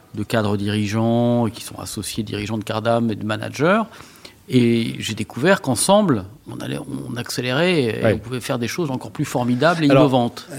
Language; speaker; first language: French; native; French